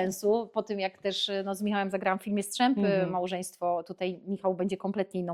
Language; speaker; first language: Polish; native; Polish